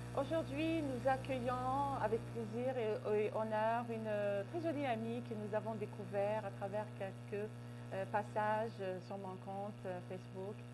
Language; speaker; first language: French; non-native, local second language; Kabyle